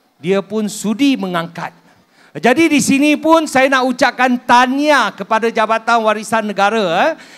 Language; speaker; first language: Malay; non-native, local second language; Min Nan Chinese